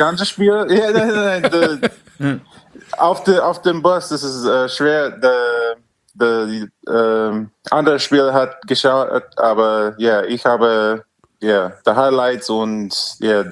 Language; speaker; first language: German; non-native, learner; English